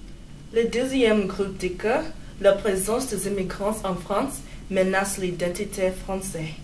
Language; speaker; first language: French; non-native, learner; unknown